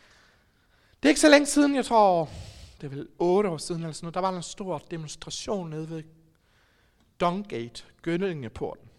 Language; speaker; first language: Danish; native; Danish